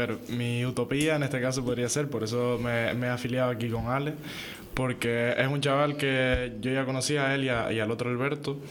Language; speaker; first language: Spanish; native; Spanish